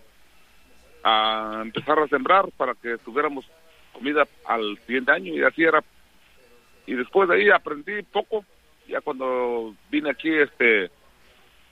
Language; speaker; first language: Spanish; non-native, local second language; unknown